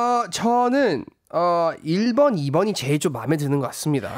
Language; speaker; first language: Korean; early bilingual, heritage; Korean